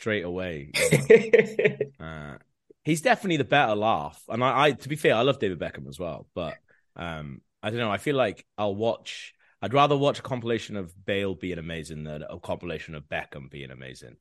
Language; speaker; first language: English; non-native, local second language; Welsh